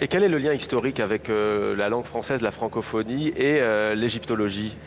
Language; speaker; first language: French; native; French